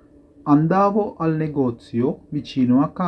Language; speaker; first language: Italian; non-native, fluent; Sinhala